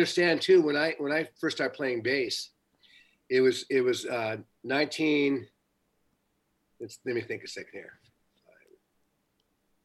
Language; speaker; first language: English; native; English